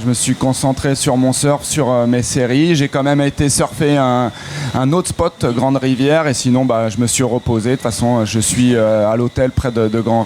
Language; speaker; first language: French; native; French